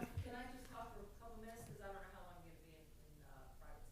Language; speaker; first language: English; native; English